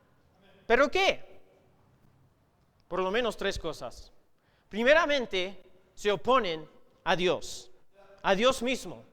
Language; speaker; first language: Spanish; non-native, fluent; English